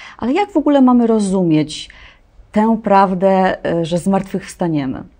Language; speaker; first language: Polish; native; Polish